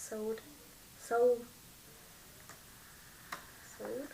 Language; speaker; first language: English; non-native, learner; Vietnamese